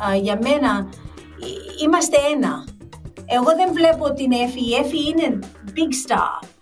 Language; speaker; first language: Greek; early bilingual, heritage; Greek